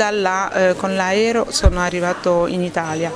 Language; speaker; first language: Italian; non-native, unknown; French